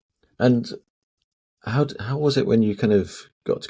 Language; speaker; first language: English; native; English